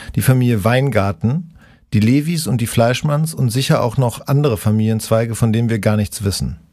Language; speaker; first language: German; native; German